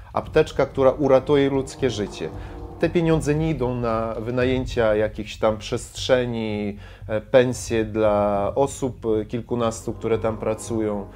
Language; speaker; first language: Polish; non-native, fluent; Ukrainian